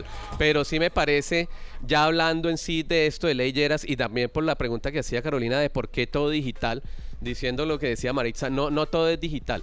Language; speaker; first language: Spanish; native; Spanish